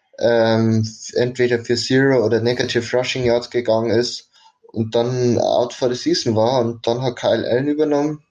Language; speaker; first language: German; native; German